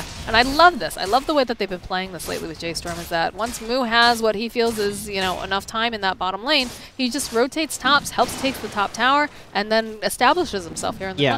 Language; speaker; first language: English; native; English